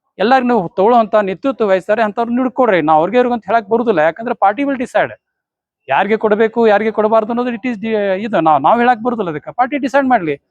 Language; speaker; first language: Kannada; non-native, local second language; Urdu